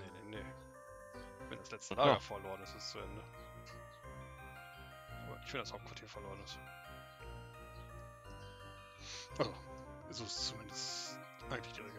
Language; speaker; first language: German; native; German